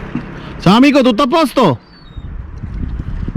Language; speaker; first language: Italian; non-native, learner; Malayalam